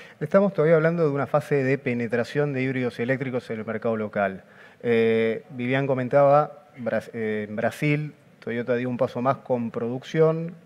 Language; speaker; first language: Spanish; native; Spanish